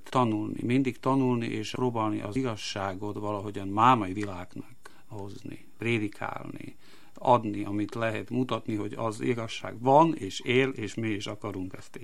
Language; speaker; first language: Hungarian; non-native, local second language; Slovak